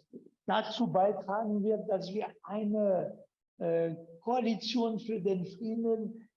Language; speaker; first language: German; non-native, fluent; French